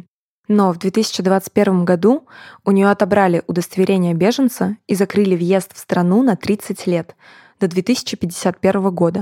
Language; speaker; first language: Russian; native; Russian